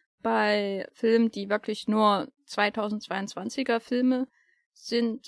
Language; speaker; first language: German; native; German